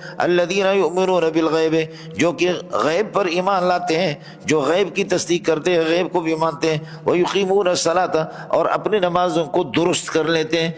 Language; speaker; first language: Urdu; non-native, local second language; Baluchi